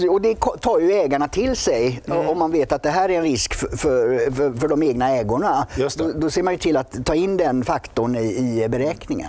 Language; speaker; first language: Swedish; native; Swedish